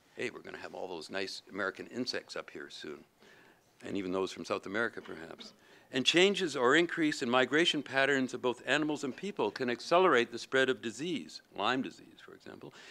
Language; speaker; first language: English; native; English